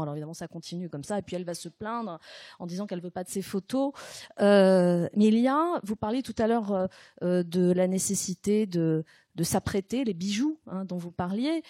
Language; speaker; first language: French; native; French